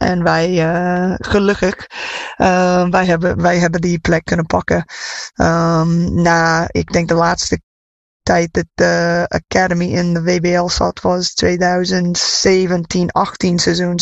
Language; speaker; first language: Dutch; non-native, fluent; English